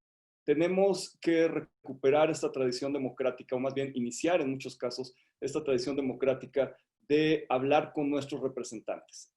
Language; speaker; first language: Spanish; native; Spanish